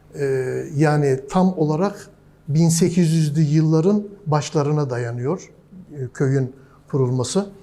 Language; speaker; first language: Turkish; native; Turkish